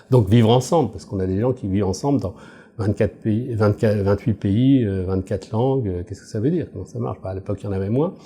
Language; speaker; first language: French; native; French